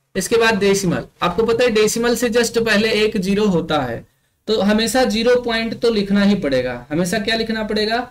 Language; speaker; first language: Hindi; native; Hindi